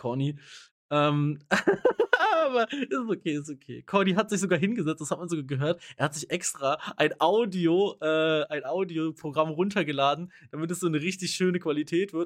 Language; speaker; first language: German; native; German